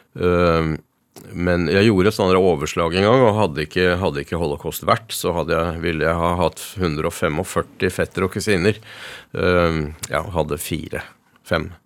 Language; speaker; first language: Norwegian; early bilingual, other home language; Yiddish